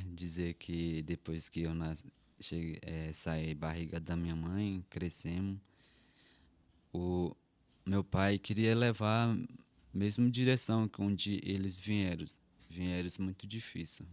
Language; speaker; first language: Portuguese; non-native, local second language; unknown